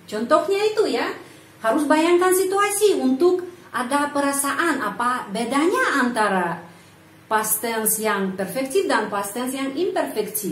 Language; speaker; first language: Indonesian; non-native, fluent; Russian